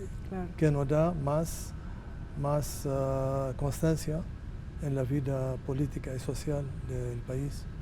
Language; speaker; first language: Spanish; non-native, fluent; Arabic